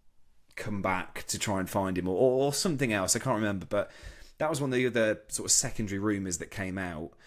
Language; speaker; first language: English; native; English